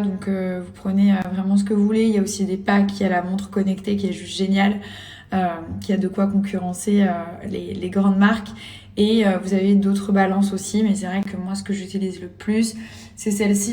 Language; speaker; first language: French; native; French